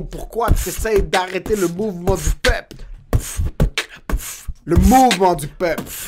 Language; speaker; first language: French; native; French